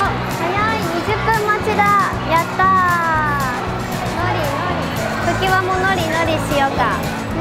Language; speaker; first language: Japanese; native; Japanese